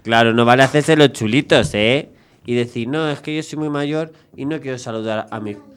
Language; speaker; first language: Spanish; native; Spanish